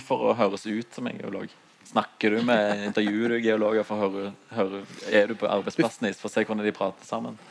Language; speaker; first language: Norwegian; native; Norwegian